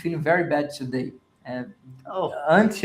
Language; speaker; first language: English; non-native, learner; Portuguese